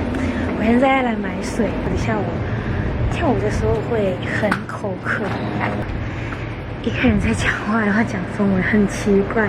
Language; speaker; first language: Chinese; non-native, fluent; Thai